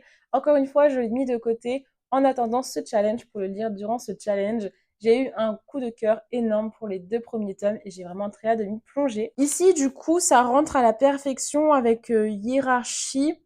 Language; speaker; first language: French; native; French